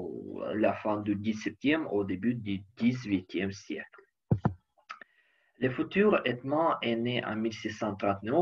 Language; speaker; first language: French; non-native, learner; Ukrainian